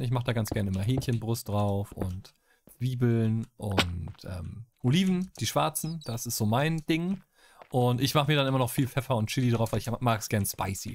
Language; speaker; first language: German; native; German